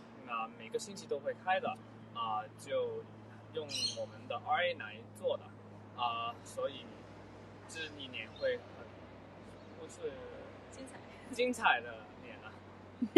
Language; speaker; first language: Chinese; early bilingual, heritage; Chinese